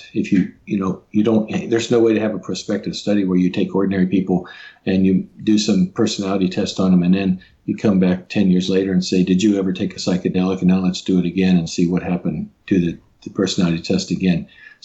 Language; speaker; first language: English; native; English